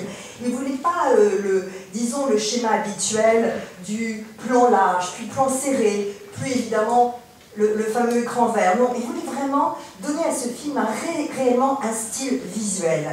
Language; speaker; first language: French; native; French